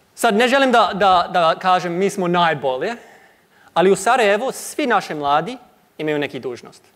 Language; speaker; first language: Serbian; non-native, learner; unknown